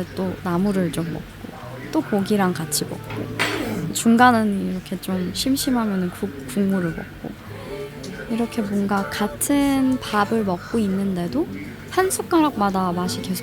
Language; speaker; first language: Korean; non-native, fluent; Persian